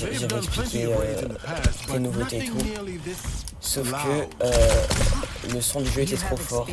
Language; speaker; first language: French; native; French